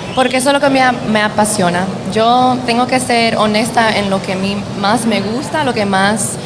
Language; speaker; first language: Spanish; early bilingual, heritage; Spanish